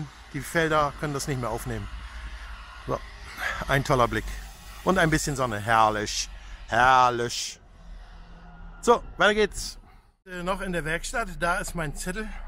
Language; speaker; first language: German; native; German